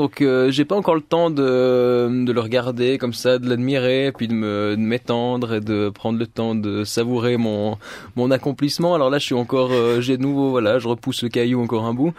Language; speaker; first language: French; native; French